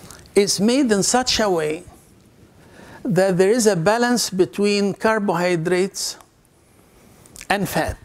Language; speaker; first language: English; non-native, fluent; Arabic